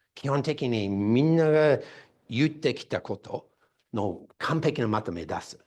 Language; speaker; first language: Japanese; non-native, fluent; English